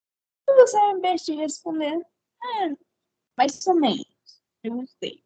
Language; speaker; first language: Portuguese; non-native, fluent; Spanish